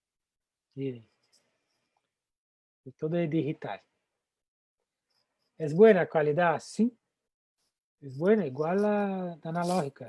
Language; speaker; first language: Spanish; non-native, fluent; Portuguese